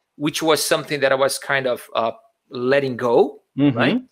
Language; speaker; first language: English; non-native, fluent; Portuguese